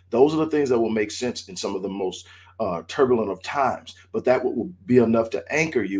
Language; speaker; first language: English; native; English